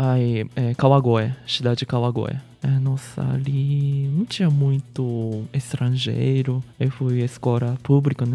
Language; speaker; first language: Portuguese; early bilingual, heritage; Japanese